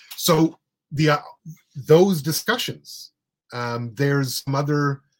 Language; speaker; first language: English; native; English